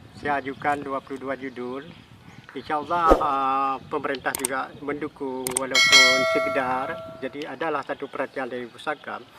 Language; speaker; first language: Malay; non-native, local second language; Achinese